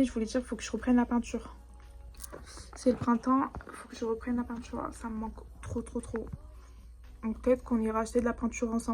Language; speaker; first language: French; native; French